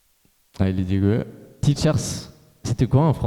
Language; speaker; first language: French; non-native, fluent; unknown